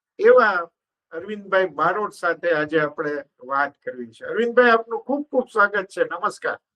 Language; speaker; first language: Gujarati; native; Gujarati